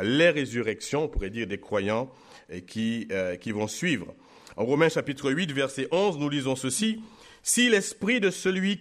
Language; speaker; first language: French; native; French